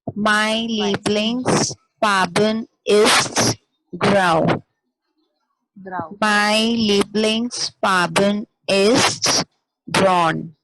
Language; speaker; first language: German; non-native, learner; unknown